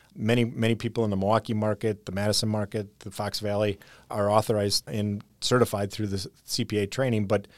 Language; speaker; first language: English; native; English